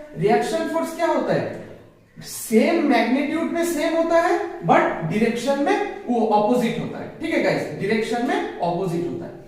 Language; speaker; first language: Hindi; native; Hindi